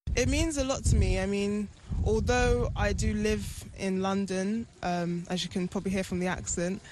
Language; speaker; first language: English; native; English